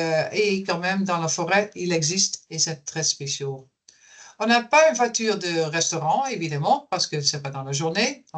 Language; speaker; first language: French; non-native, fluent; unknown